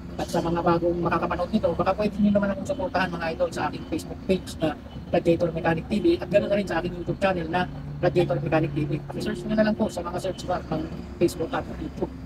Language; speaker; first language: Filipino; native; Filipino